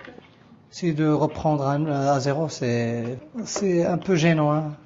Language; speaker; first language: French; non-native, local second language; Arabic